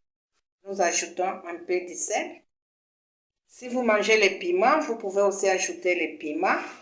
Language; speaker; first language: French; non-native, local second language; Lingala